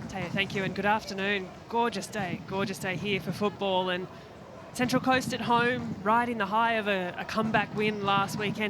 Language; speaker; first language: English; native; English